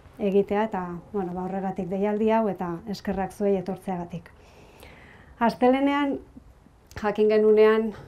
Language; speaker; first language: Basque; native; Basque